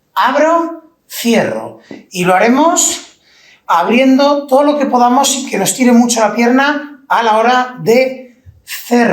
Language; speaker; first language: Spanish; native; Spanish